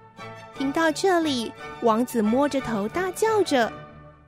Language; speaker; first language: Chinese; native; Chinese